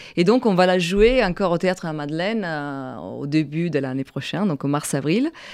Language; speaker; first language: French; non-native, fluent; Italian